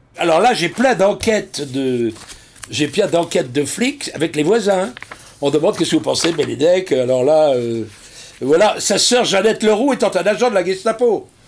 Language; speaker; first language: French; native; French